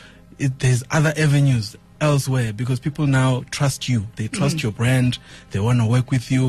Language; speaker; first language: English; non-native, local second language; Venda